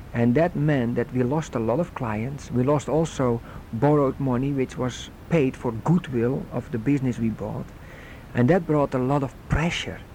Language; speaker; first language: English; non-native, fluent; Dutch